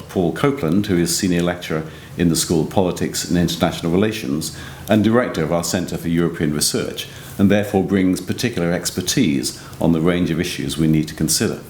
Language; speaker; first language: English; native; English